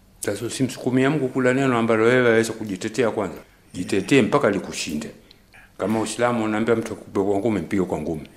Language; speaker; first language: Swahili; native; Swahili